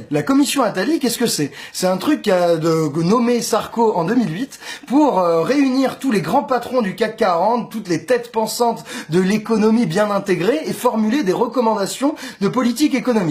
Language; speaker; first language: French; native; French